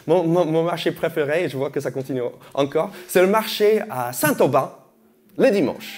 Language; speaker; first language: French; non-native, fluent; English